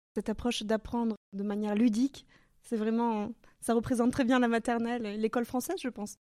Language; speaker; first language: French; native; French